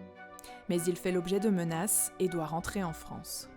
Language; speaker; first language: French; native; French